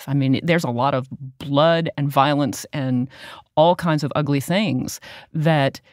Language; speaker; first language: English; native; English